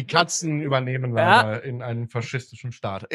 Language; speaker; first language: German; native; German